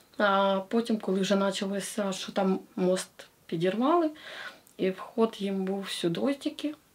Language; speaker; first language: Ukrainian; native; Ukrainian